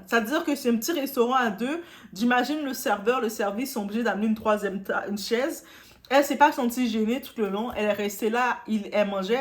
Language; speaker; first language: French; native; French